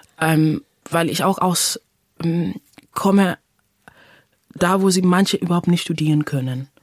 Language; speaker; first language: German; non-native, fluent; English